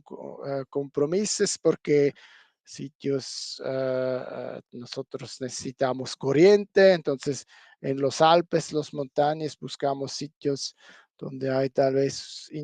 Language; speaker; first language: Spanish; non-native, fluent; German